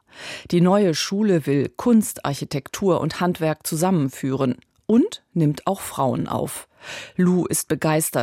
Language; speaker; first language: German; native; German